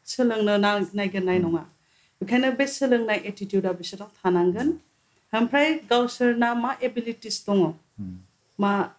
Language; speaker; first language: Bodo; non-native, local second language; Santali